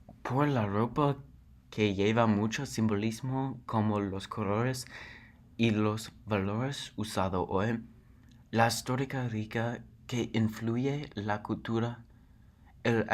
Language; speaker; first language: Spanish; non-native, learner; English